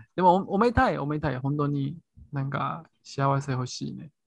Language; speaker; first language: Japanese; non-native, learner; Chinese